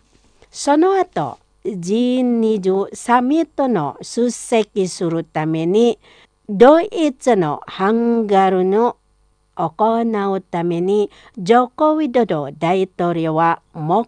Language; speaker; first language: Japanese; non-native, fluent; Indonesian